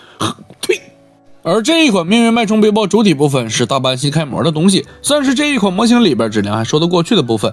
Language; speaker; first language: Chinese; native; Chinese